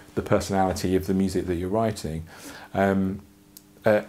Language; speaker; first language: English; native; English